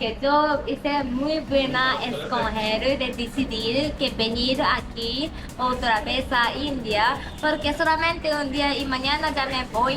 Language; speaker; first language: Spanish; non-native, learner; Japanese